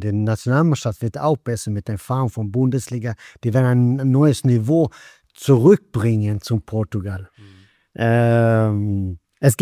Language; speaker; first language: German; non-native, fluent; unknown